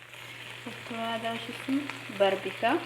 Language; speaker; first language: Arabic; non-native, fluent; Oromo